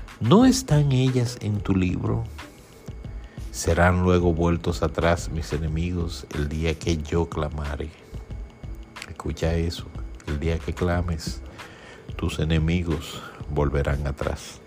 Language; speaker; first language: Spanish; native; Spanish